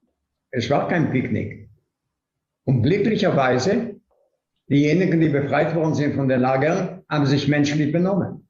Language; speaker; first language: German; non-native, fluent; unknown